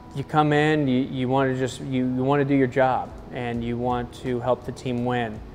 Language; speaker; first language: English; native; English